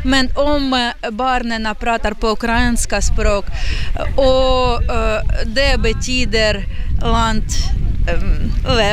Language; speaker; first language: Swedish; non-native, learner; Ukrainian